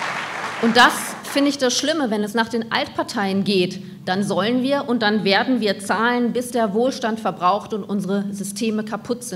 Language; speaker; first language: German; native; German